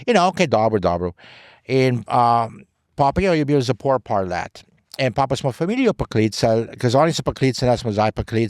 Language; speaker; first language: Slovenian; early bilingual, heritage; Slovenian